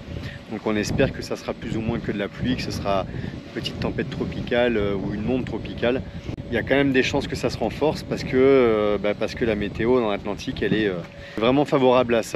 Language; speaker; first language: French; native; French